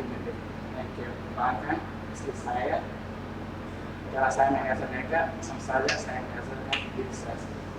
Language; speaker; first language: Indonesian; non-native, fluent; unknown